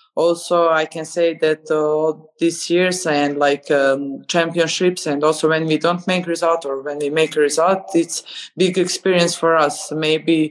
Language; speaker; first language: English; non-native, fluent; Serbian